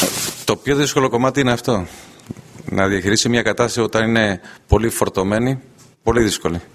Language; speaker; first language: Greek; non-native, fluent; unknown